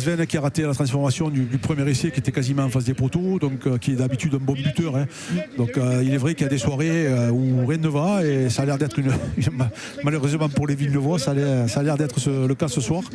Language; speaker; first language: French; native; French